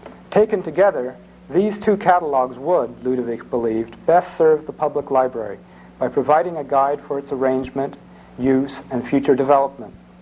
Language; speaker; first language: English; native; English